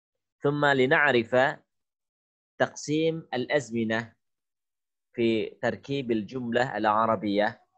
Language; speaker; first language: Arabic; non-native, fluent; Indonesian